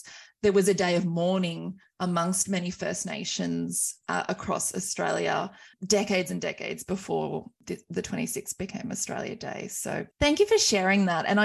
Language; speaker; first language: English; native; English